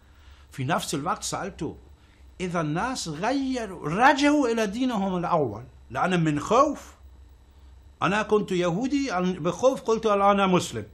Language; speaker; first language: Arabic; non-native, learner; Persian